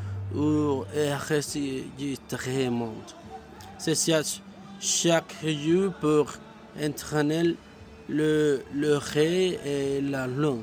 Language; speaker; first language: French; non-native, learner; Spanish